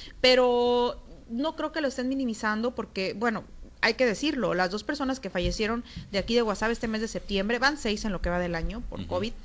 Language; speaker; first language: Spanish; native; Spanish